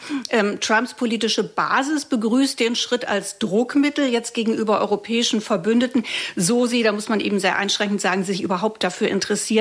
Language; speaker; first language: German; native; German